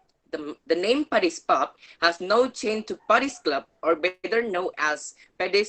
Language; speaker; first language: English; non-native, learner; Indonesian